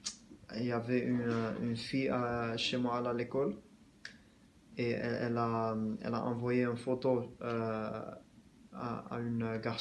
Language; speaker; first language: French; non-native, learner; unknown